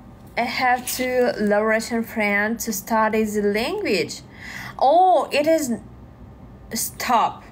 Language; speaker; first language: English; non-native, learner; Russian